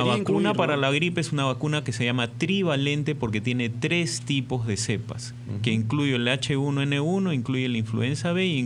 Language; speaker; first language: Spanish; native; Spanish